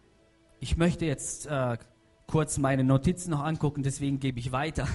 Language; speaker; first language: German; non-native, fluent; Russian